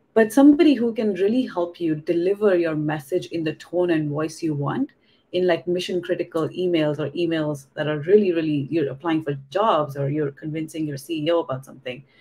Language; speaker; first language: English; non-native, local second language; Hindi